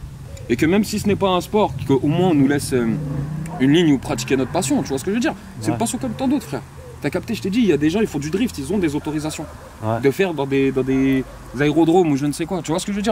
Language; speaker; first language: French; native; French